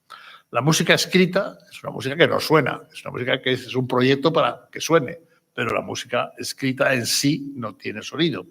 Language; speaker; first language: Spanish; native; Spanish